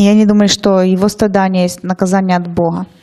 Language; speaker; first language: Russian; native; Russian